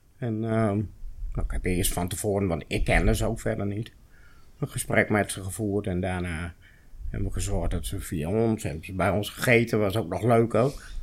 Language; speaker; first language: Dutch; native; Dutch